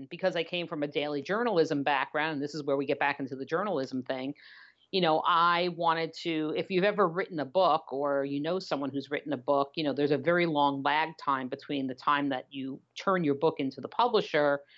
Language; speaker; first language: English; native; English